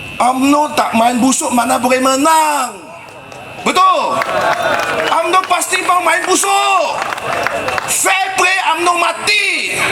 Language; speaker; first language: Malay; non-native, local second language; Chinese